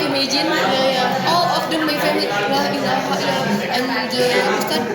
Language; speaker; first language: English; non-native, learner; Indonesian